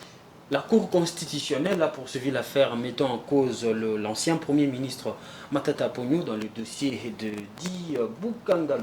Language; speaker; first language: French; native; French